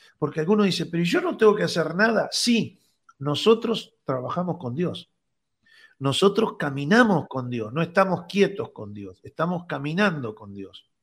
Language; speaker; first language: Spanish; native; Spanish